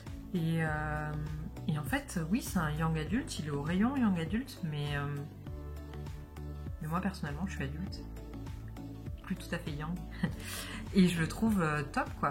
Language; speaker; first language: French; native; French